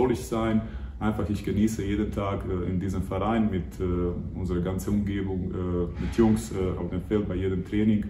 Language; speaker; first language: German; non-native, fluent; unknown